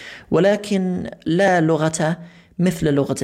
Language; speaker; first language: Arabic; non-native, fluent; English